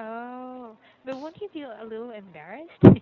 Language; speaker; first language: English; non-native, local second language; Filipino